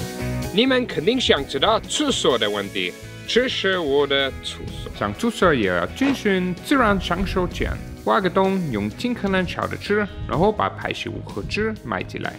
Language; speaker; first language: Chinese; native; Chinese